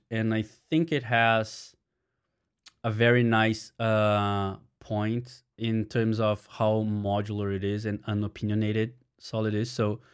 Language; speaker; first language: English; non-native, fluent; Portuguese